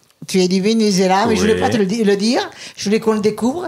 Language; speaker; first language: French; native; French